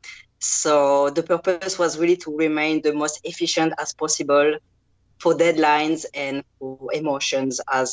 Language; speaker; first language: English; non-native, fluent; French